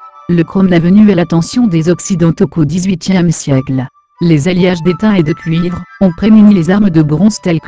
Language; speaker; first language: French; native; French